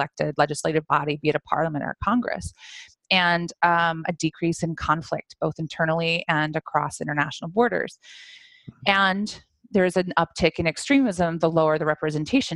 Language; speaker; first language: English; native; English